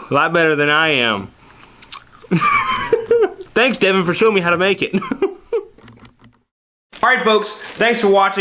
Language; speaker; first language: English; native; English